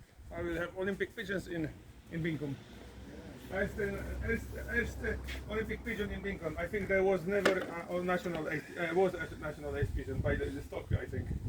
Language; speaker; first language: English; non-native, learner; Polish